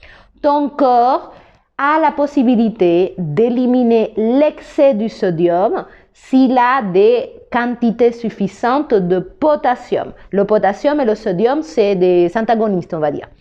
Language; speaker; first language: French; non-native, fluent; Spanish